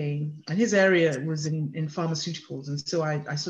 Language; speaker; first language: English; native; English